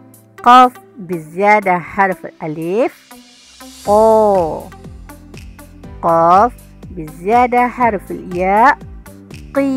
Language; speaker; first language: Arabic; non-native, fluent; Malay